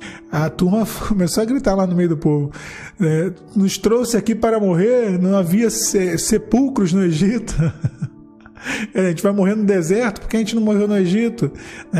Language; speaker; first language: Portuguese; native; Portuguese